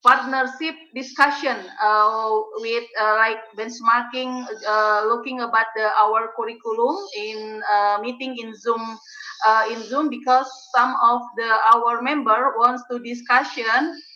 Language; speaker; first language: English; non-native, learner; Indonesian